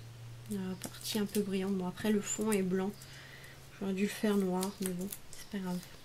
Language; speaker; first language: French; native; French